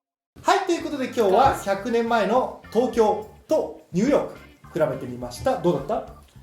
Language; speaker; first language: Japanese; native; Japanese